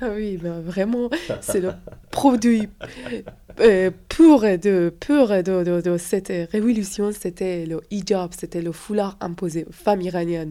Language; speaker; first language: French; non-native, fluent; Persian